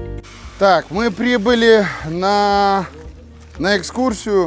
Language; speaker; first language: Russian; native; Russian